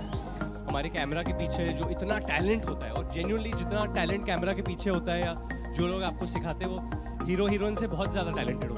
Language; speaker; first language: Hindi; native; Hindi